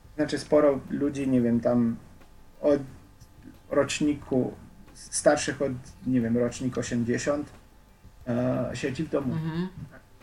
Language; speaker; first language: Polish; non-native, fluent; Slovenian